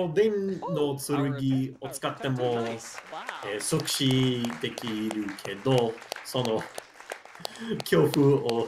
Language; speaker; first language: Japanese; non-native, learner; English